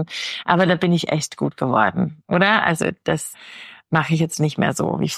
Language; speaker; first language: German; native; German